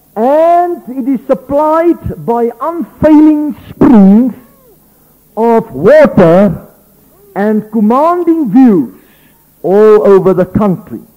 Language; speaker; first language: English; non-native, local second language; Afrikaans